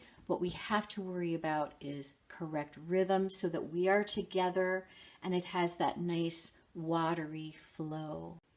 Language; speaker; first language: English; native; English